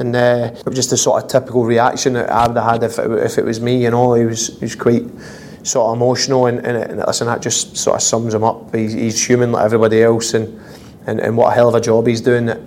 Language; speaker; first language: English; native; English